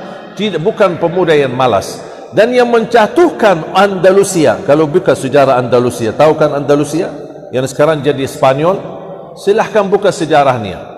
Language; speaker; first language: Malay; non-native, fluent; Arabic